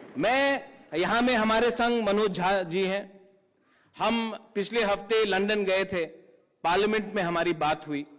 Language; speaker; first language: Hindi; non-native, local second language; Kok Borok